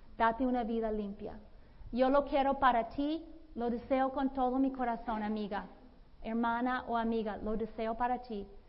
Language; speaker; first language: Spanish; non-native, fluent; English